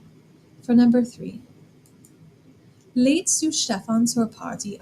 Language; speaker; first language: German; non-native, fluent; English